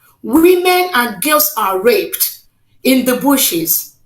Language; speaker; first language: English; non-native, local second language; Igbo